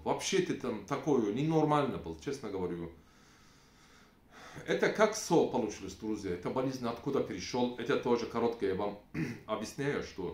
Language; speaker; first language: Russian; non-native, learner; Turkish